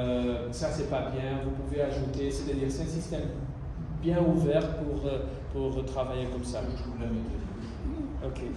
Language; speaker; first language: French; non-native, fluent; Portuguese